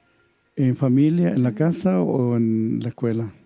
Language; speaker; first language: Spanish; non-native, local second language; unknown